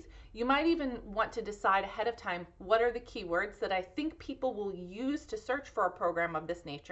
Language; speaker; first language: English; native; English